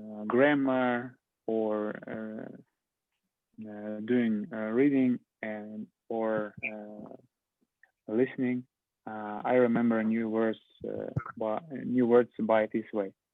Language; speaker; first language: English; non-native, learner; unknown